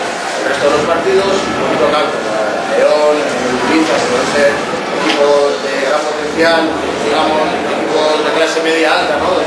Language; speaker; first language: Spanish; native; Spanish